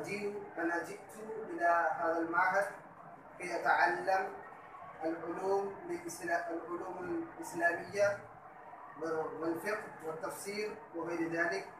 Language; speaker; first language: Arabic; non-native, learner; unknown